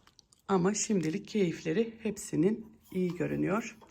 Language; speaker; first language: Turkish; native; Turkish